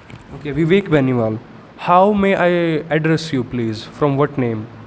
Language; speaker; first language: English; non-native, local second language; Hindi